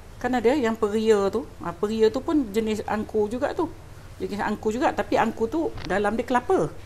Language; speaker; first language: Malay; native; Malay